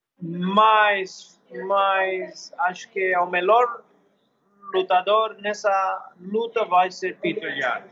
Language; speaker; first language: Portuguese; non-native, learner; English